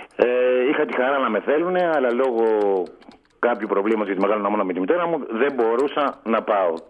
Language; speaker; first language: Greek; native; Greek